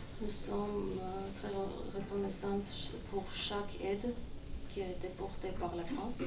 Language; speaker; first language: French; non-native, fluent; Armenian